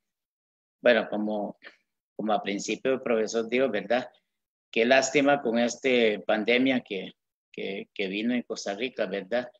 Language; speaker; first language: Spanish; non-native, local second language; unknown